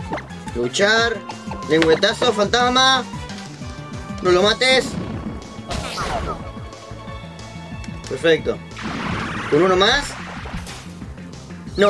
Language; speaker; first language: Spanish; native; Spanish